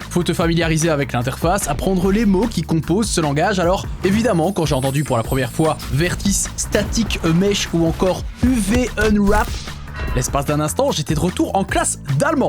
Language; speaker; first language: French; native; French